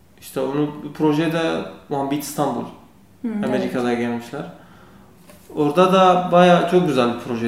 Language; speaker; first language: Turkish; non-native, learner; Kurdish